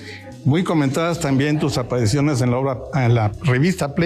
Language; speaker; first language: Spanish; native; Spanish